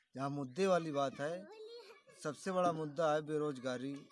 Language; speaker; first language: Hindi; native; Hindi